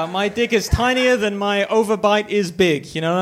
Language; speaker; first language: English; native; English